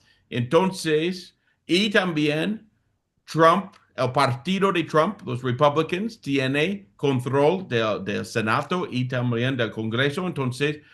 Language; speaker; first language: Spanish; non-native, fluent; English